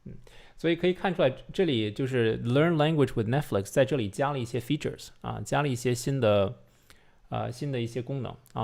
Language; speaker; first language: Chinese; non-native, fluent; English